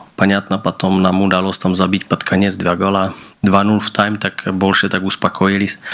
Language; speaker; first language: Russian; non-native, learner; Slovak